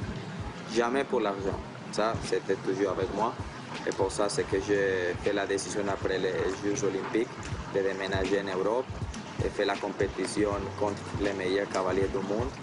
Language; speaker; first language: French; non-native, fluent; Spanish